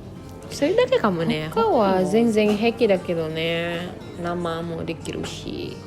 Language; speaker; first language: Japanese; non-native, fluent; Indonesian